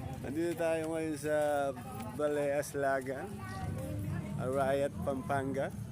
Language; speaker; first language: Filipino; non-native, local second language; Pampanga